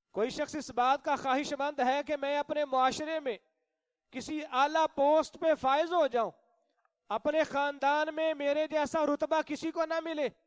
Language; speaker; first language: Urdu; non-native, local second language; Punjabi